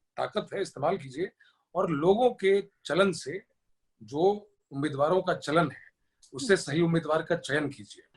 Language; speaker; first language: Hindi; native; Hindi